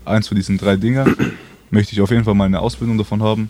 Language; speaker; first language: German; early bilingual, other home language; Albanian